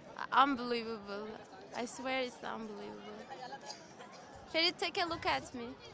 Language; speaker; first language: English; non-native, fluent; Turkish